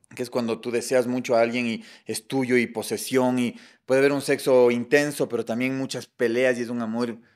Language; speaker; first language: Spanish; native; Spanish